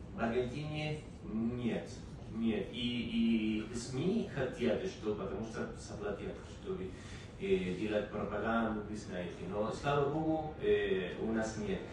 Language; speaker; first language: Russian; non-native, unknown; Spanish